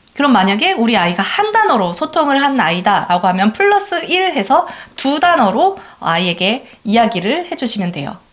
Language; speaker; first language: Korean; native; Korean